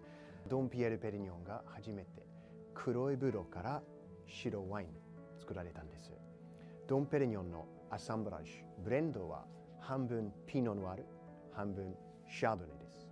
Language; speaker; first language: Japanese; non-native, fluent; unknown